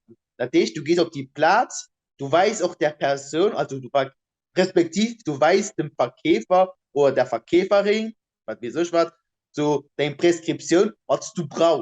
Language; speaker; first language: German; non-native, local second language; Luxembourgish